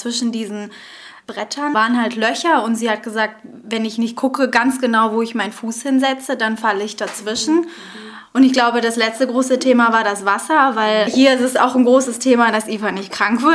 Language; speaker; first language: German; native; German